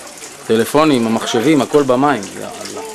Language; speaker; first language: Hebrew; native; Hebrew